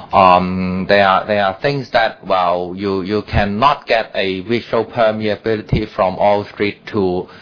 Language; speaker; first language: English; non-native, local second language; Chinese